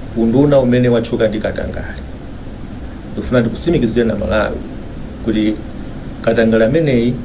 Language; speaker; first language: Nyanja; native; Nyanja